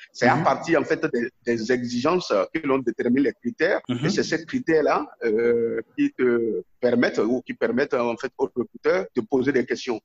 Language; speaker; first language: French; non-native, local second language; Yoruba